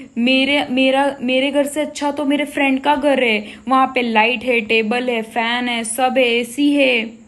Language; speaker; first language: Hindi; non-native, local second language; Gujarati